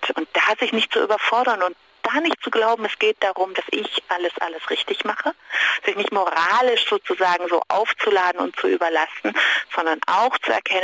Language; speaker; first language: German; native; German